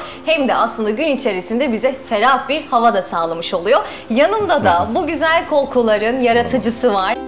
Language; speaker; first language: Turkish; native; Turkish